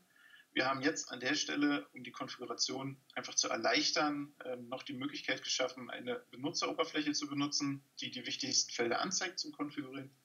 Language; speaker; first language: German; native; German